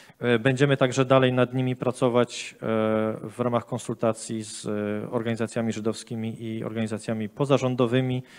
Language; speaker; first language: Polish; native; Polish